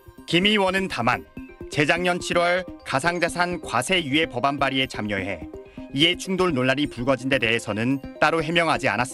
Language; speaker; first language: Korean; native; Korean